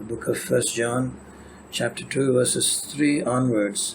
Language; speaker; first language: English; non-native, local second language; Tamil